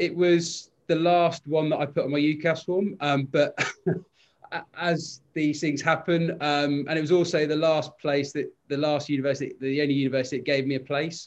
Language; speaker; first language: English; native; English